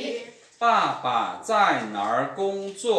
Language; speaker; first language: Chinese; non-native, fluent; Lao